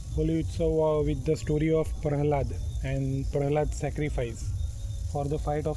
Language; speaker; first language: English; non-native, local second language; Gujarati